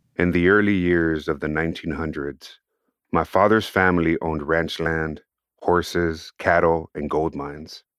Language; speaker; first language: English; native; English